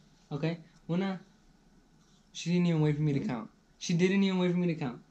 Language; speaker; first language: English; early bilingual, other home language; Spanish